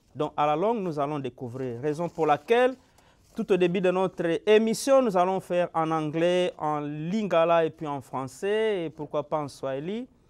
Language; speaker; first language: French; non-native, local second language; Lingala